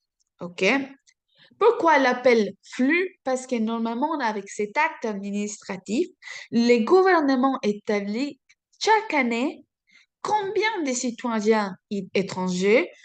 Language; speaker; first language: French; non-native, fluent; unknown